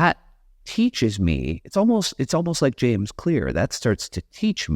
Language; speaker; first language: English; native; English